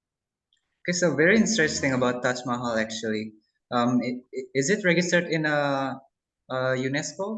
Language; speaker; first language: English; non-native, local second language; Indonesian